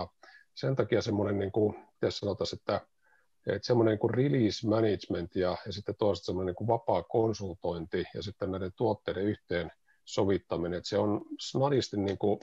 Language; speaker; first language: Finnish; native; Finnish